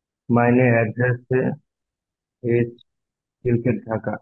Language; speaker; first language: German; non-native, learner; Bangla